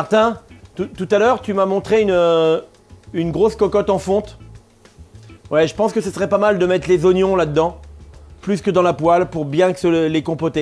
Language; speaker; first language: French; native; French